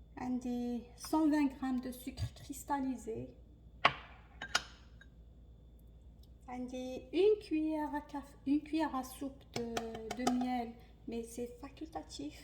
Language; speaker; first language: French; non-native, local second language; Arabic